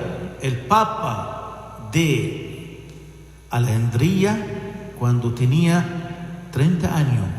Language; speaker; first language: Spanish; non-native, fluent; Arabic